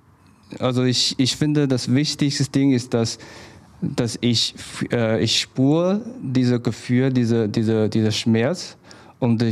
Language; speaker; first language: German; non-native, fluent; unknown